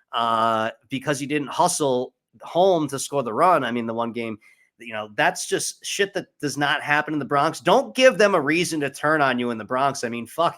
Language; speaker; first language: English; native; English